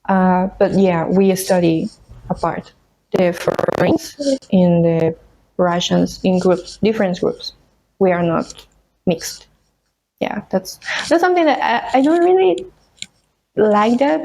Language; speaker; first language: English; non-native, fluent; Spanish